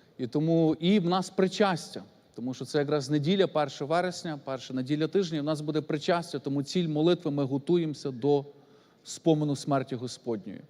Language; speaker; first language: Ukrainian; native; Ukrainian